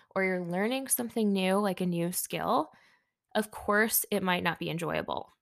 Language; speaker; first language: English; early bilingual, other home language; Hindi